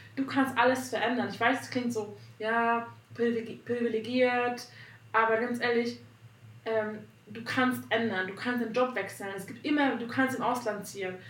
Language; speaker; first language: German; non-native, fluent; Hungarian